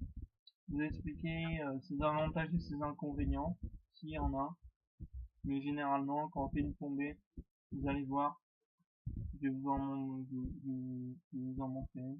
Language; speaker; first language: French; native; French